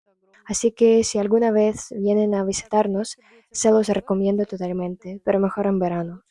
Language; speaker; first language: Spanish; non-native, fluent; Russian